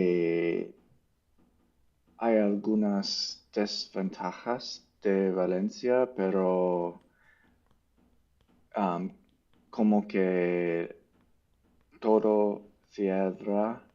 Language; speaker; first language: Spanish; non-native, learner; English